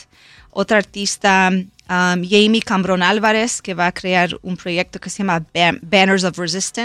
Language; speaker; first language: Spanish; early bilingual, heritage; Spanish